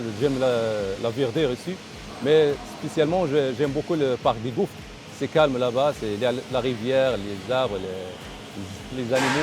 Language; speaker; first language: French; non-native, local second language; Arabic